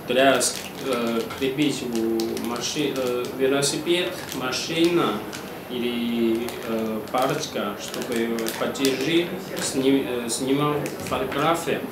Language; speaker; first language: Russian; non-native, learner; Chinese